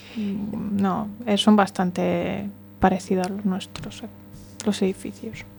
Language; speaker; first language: Spanish; non-native, fluent; German